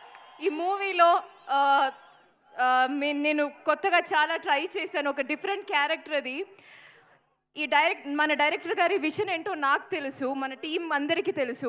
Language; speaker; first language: Telugu; non-native, local second language; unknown